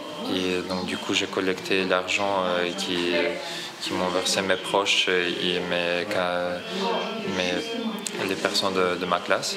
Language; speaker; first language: French; non-native, fluent; Ukrainian